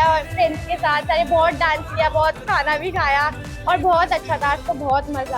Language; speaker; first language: Hindi; non-native, local second language; Gujarati